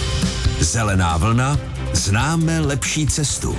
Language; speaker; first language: Czech; native; Czech